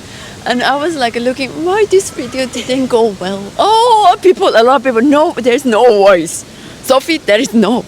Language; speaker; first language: English; non-native, fluent; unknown